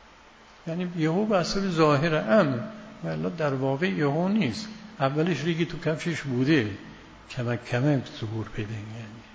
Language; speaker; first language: Persian; native; Persian